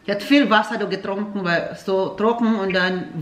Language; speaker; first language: German; non-native, learner; Filipino